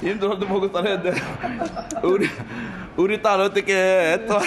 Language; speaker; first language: Korean; non-native, learner; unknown